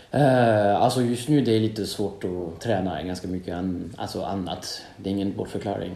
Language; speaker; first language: Swedish; non-native, fluent; French